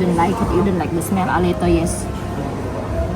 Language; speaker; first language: English; non-native, fluent; Indonesian